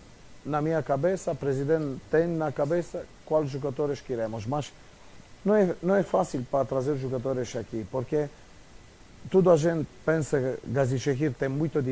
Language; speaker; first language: Portuguese; non-native, fluent; Romanian